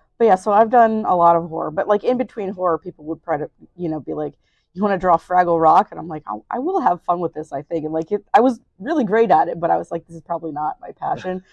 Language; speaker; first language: English; native; English